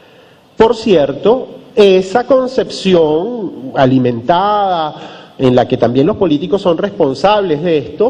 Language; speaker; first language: Spanish; native; Spanish